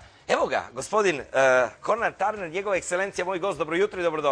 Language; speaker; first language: Serbian; native; Serbian